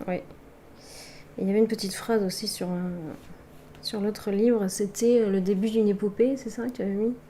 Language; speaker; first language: French; native; French